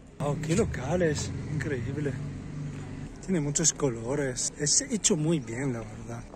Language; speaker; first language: Spanish; non-native, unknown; Italian